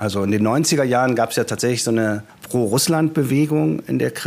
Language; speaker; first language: German; native; German